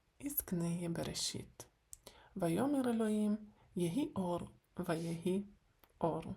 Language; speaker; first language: Hebrew; non-native, fluent; Ukrainian